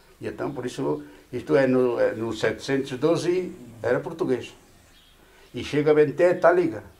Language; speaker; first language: Portuguese; native; Portuguese